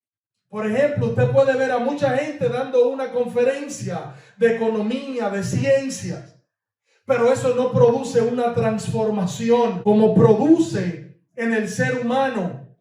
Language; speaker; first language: Spanish; native; Spanish